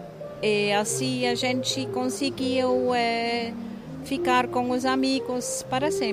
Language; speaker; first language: Portuguese; non-native, fluent; German